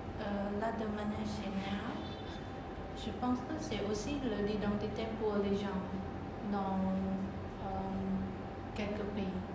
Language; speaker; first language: French; non-native, learner; Khmer